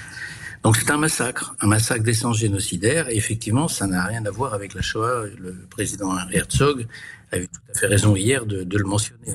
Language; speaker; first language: French; native; French